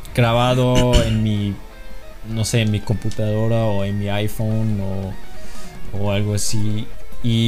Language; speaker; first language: Spanish; non-native, fluent; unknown